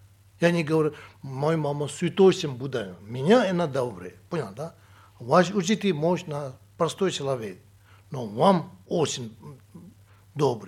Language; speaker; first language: Russian; non-native, learner; Tibetan